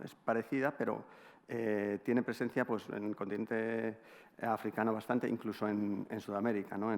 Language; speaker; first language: Spanish; native; Spanish